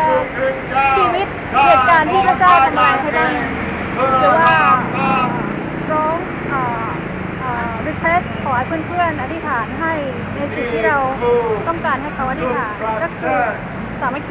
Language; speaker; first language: Thai; native; Thai